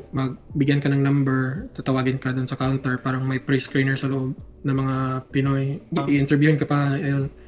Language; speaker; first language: Filipino; native; Filipino